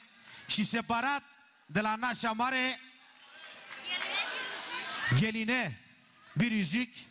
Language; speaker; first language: Romanian; non-native, local second language; Turkish